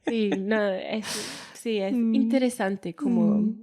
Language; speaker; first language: Spanish; non-native, fluent; Welsh